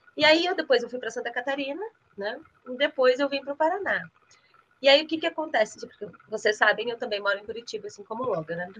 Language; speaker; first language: Portuguese; native; Portuguese